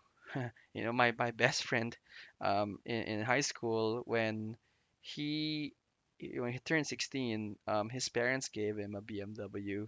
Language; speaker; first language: English; non-native, local second language; Filipino